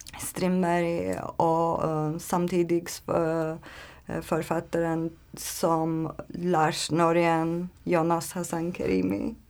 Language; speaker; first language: Swedish; non-native, learner; Turkish